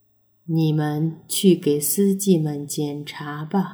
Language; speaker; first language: Chinese; native; Chinese